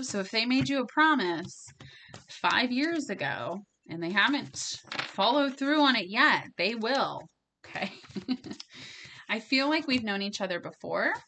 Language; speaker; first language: English; native; English